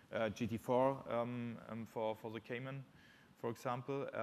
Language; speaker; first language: English; non-native, fluent; German